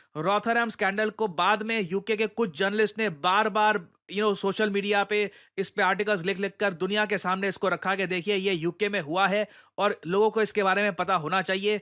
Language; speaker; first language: Hindi; native; Hindi